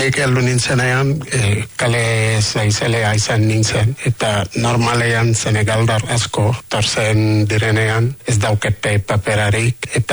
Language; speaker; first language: Basque; non-native, learner; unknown